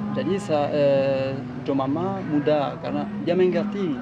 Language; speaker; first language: Indonesian; non-native, learner; French